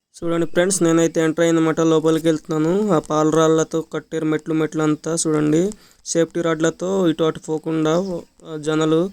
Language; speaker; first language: Telugu; native; Telugu